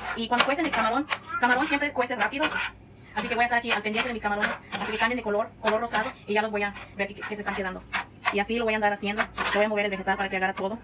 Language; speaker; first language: Spanish; early bilingual, heritage; Spanish